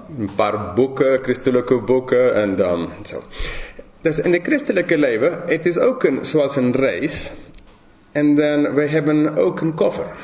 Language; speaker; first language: Dutch; non-native, fluent; English